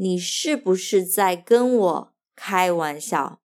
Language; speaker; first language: Chinese; non-native, fluent; Portuguese